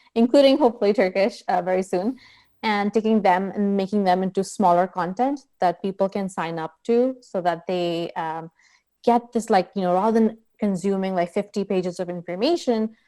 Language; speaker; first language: English; non-native, local second language; Urdu